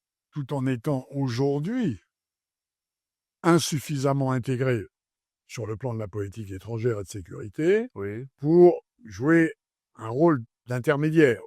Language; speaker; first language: French; non-native, fluent; Chinese